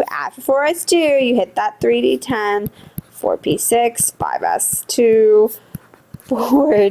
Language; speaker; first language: English; native; English